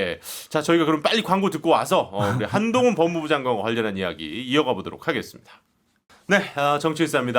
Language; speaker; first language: Korean; native; Korean